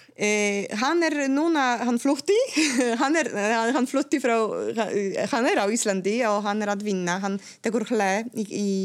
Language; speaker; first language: Icelandic; non-native, fluent; Polish